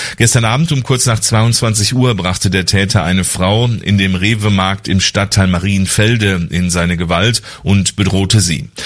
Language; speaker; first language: German; native; German